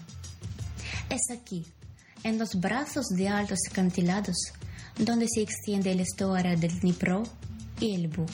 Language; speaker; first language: Spanish; non-native, fluent; Ukrainian